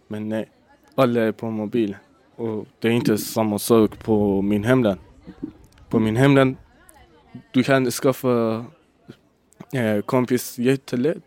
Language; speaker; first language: Swedish; non-native, learner; Persian